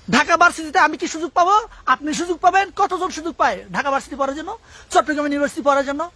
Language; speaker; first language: Bangla; native; Bangla